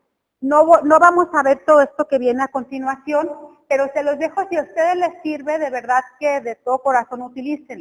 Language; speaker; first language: Spanish; native; Spanish